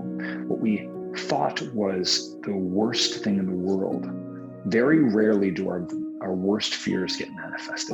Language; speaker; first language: English; native; English